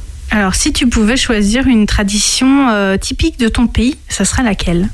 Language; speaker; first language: French; native; French